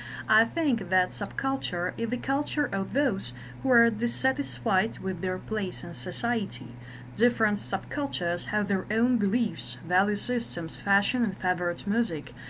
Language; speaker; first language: English; non-native, fluent; Russian